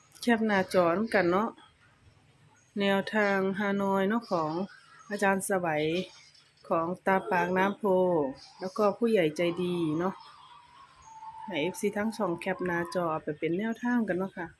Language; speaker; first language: Thai; non-native, local second language; Lao